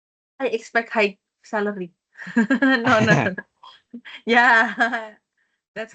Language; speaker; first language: English; non-native, fluent; Indonesian